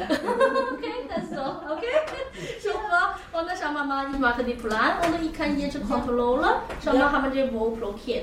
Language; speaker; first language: German; non-native, learner; Chinese